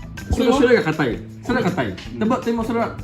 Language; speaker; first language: Japanese; non-native, learner; Filipino